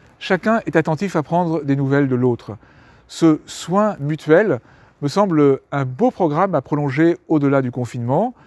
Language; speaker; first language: French; native; French